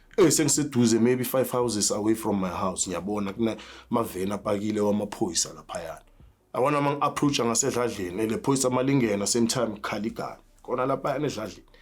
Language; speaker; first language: Zulu; native; Zulu